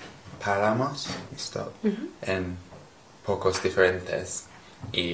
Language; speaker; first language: Spanish; non-native, learner; English